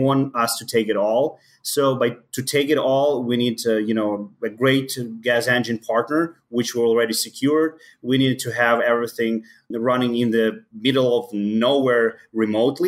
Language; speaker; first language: English; non-native, fluent; Ukrainian